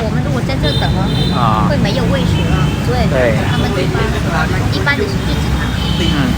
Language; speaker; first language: Chinese; non-native, learner; Vietnamese